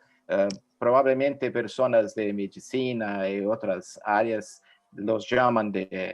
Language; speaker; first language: Spanish; non-native, fluent; Portuguese